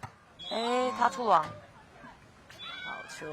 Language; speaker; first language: Chinese; native; Chinese